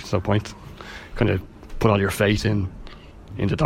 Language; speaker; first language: English; native; English